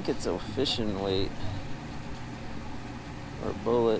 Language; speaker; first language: English; native; English